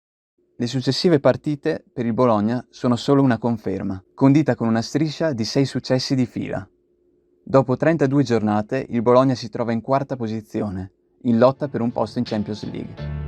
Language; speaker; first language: Italian; native; Italian